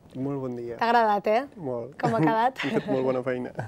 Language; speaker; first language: Catalan; non-native, fluent; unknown